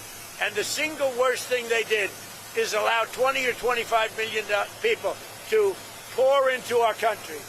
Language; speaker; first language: English; native; English